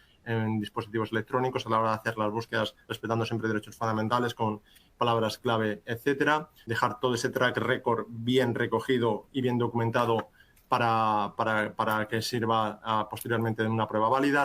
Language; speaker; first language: Spanish; native; Spanish